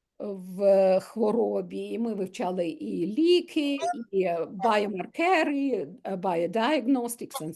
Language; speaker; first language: Ukrainian; non-native, local second language; Russian